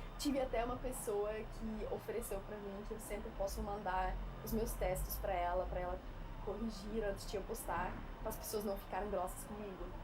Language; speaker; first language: Portuguese; non-native, fluent; Swiss German